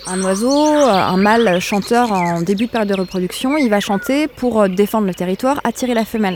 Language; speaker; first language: French; native; French